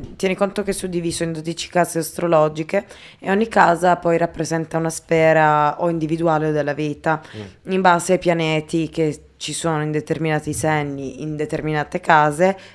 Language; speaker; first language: Italian; native; Italian